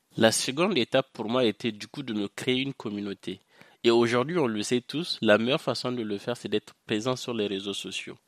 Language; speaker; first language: French; non-native, local second language; Hausa